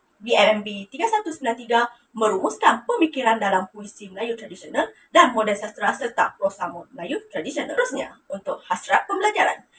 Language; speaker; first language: Malay; non-native, local second language; Iban